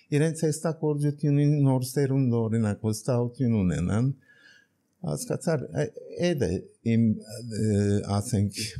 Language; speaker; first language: Armenian; early bilingual, heritage; Armenian